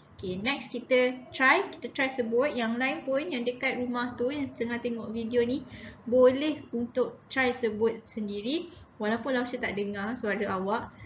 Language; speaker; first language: Malay; native; Malay